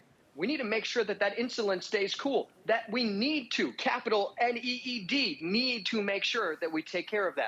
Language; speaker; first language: English; native; English